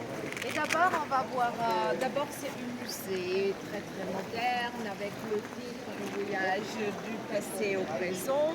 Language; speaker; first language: French; non-native, fluent; German